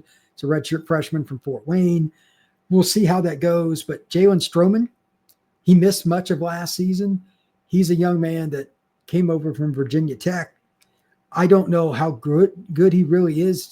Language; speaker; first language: English; native; English